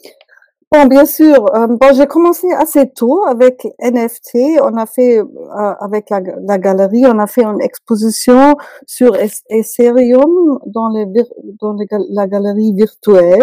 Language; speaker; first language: French; non-native, fluent; German